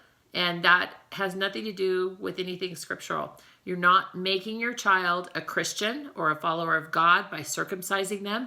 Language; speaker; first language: English; native; English